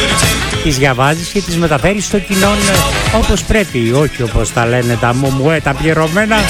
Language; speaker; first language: Greek; native; Greek